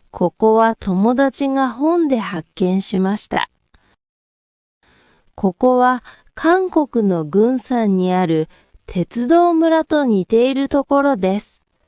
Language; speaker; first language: Japanese; non-native, fluent; Korean